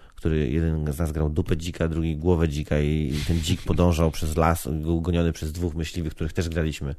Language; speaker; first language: Polish; native; Polish